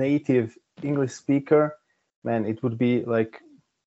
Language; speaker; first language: English; non-native, fluent; Hungarian